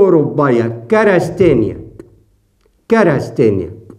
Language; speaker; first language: Hungarian; non-native, fluent; Arabic